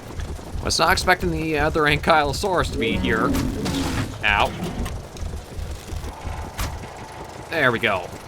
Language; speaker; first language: English; native; English